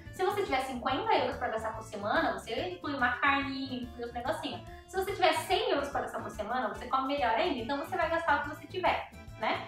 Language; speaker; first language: Portuguese; native; Portuguese